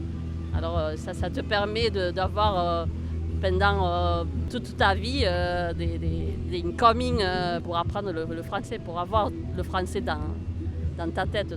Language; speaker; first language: French; early bilingual, heritage; Spanish